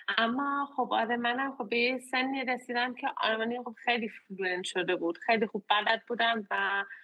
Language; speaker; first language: Persian; early bilingual, heritage; Persian